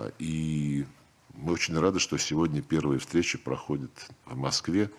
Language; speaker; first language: Russian; native; Russian